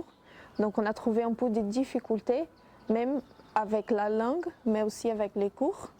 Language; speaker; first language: French; non-native, fluent; Portuguese